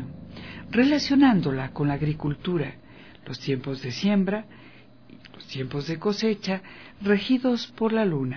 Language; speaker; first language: Spanish; native; Spanish